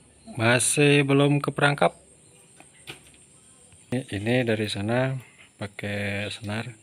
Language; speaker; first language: Indonesian; non-native, local second language; Sundanese